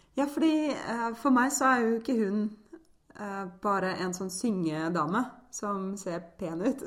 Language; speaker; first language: Norwegian; early bilingual, other home language; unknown